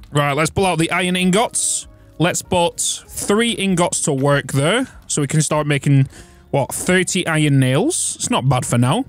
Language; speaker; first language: English; native; English